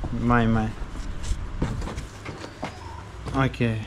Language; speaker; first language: English; non-native, learner; Russian